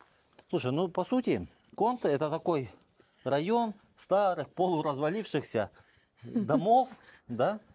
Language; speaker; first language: Russian; native; Russian